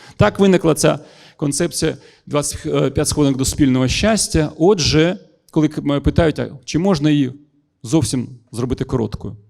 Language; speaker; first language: Ukrainian; non-native, local second language; Russian